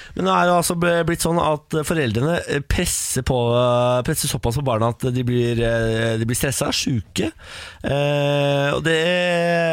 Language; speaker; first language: Norwegian; native; Norwegian